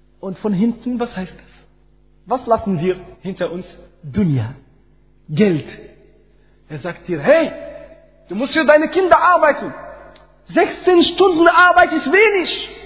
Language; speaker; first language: German; non-native, fluent; Arabic